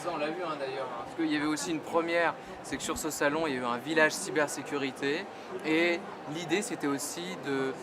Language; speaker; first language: French; native; French